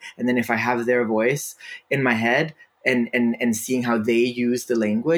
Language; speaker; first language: English; non-native, fluent; Danish